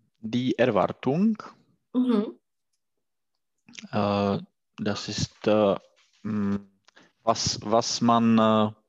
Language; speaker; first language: German; non-native, learner; Czech